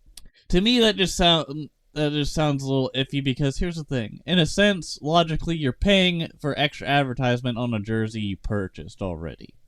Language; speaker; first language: English; native; English